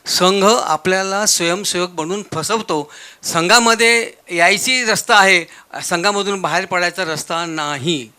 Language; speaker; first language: Marathi; non-native, local second language; Marwari